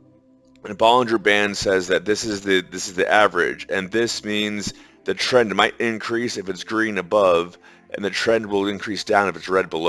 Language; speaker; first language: English; native; English